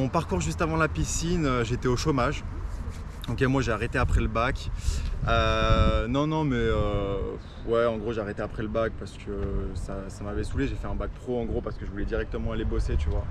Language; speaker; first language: French; native; French